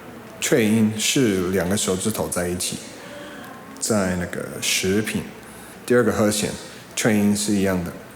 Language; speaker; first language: Chinese; non-native, fluent; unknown